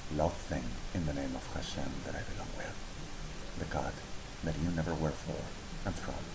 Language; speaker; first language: English; non-native, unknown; Spanish